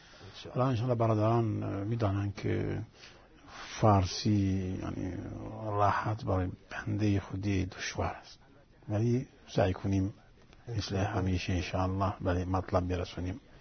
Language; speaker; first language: Persian; non-native, fluent; Arabic